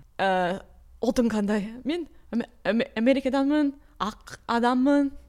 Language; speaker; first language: Kazakh; non-native, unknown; English